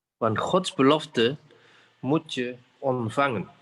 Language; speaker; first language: Dutch; non-native, fluent; Indonesian